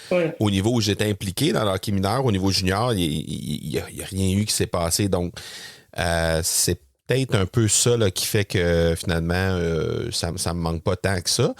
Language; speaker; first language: French; native; French